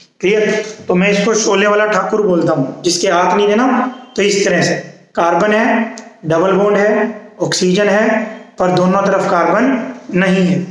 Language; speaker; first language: Hindi; native; Hindi